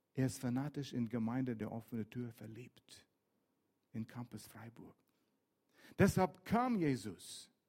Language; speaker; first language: German; non-native, fluent; English